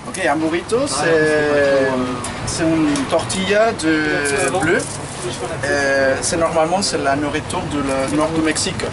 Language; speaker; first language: French; non-native, fluent; Spanish